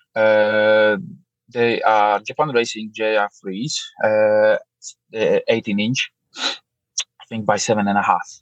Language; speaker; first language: English; non-native, fluent; Polish